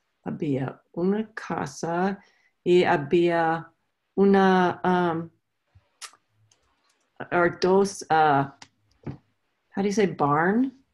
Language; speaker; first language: Spanish; non-native, learner; English